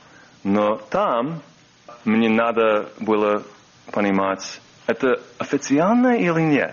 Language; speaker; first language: Russian; non-native, learner; English